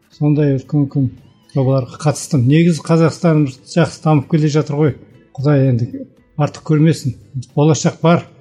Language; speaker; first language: Kazakh; early bilingual, heritage; Kazakh